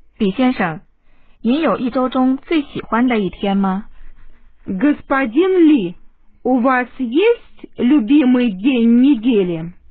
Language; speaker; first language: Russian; non-native, fluent; Chinese